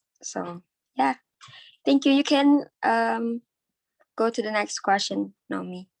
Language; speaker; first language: English; non-native, learner; Indonesian